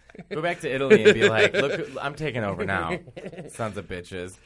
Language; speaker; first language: English; native; English